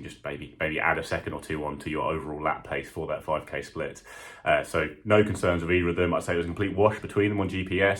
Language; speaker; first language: English; native; English